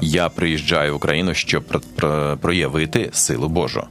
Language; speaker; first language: Ukrainian; native; Ukrainian